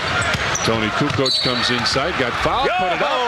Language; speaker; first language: English; native; English